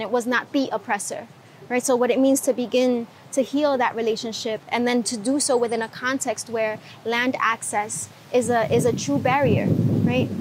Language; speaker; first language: English; early bilingual, other home language; Spanish